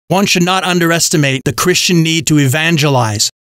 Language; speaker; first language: English; native; English